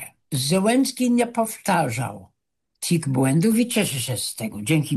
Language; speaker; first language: Polish; non-native, fluent; English